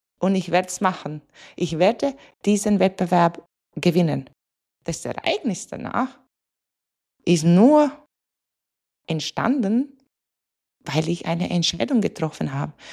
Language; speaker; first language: German; non-native, fluent; Latvian